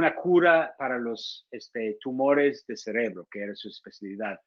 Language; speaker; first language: Spanish; non-native, fluent; English